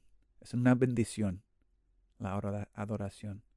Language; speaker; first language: Spanish; non-native, learner; English